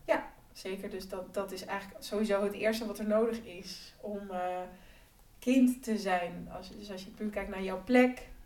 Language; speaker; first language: Dutch; early bilingual, other home language; Spanish